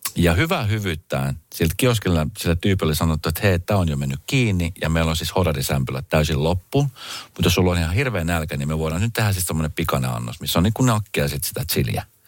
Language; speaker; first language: Finnish; early bilingual, other home language; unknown